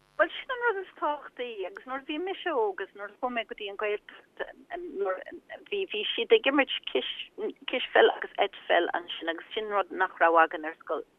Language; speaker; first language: Irish; early bilingual, heritage; Irish